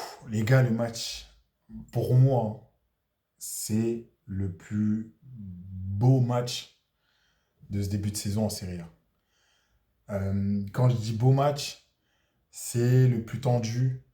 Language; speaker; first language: French; native; French